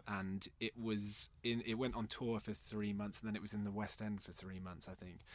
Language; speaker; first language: English; native; English